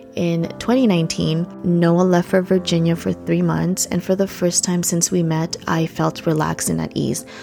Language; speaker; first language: English; early bilingual, other home language; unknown